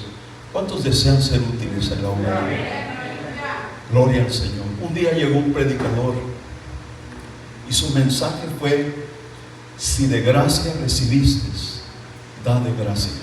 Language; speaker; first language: Spanish; native; Spanish